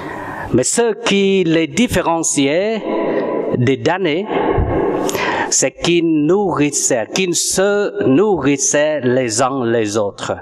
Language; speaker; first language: French; non-native, fluent; Vietnamese